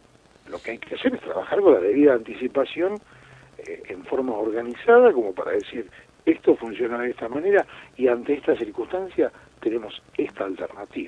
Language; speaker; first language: Spanish; native; Spanish